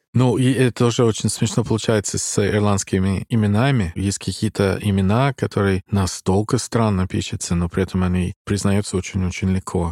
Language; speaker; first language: Russian; non-native, fluent; English